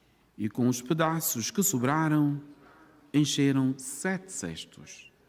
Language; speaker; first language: Portuguese; native; Portuguese